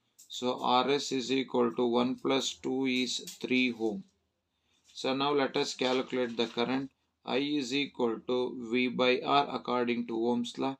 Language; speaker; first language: English; non-native, local second language; Kannada